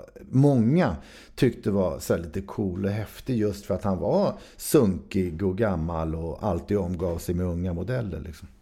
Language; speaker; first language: Swedish; native; Swedish